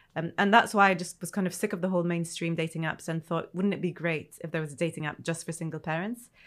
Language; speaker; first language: English; non-native, fluent; Arabic